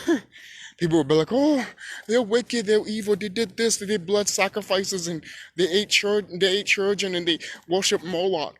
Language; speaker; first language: English; native; English